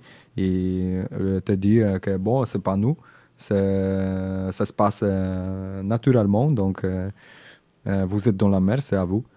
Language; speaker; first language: French; non-native, learner; Indonesian